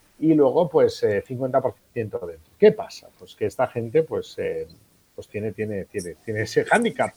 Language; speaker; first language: Spanish; non-native, local second language; Catalan